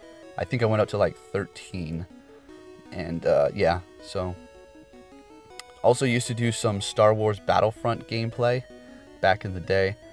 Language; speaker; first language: English; native; English